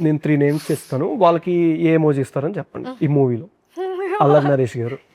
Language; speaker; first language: Telugu; native; Telugu